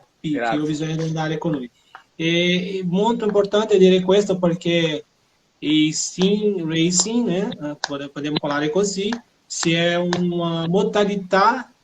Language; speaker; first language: Italian; non-native, learner; Portuguese